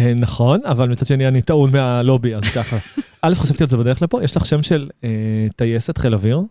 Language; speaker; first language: Hebrew; native; Hebrew